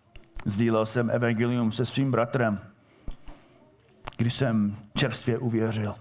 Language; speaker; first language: Czech; non-native, fluent; English